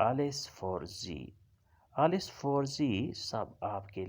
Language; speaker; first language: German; non-native, learner; Urdu